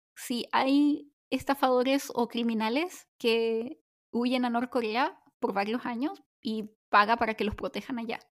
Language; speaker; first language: Spanish; native; Spanish